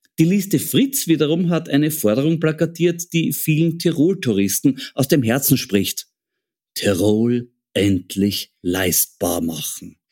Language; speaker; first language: German; native; German